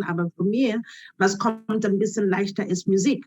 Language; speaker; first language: German; non-native, learner; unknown